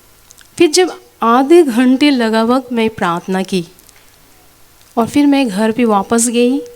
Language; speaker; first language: Hindi; non-native, local second language; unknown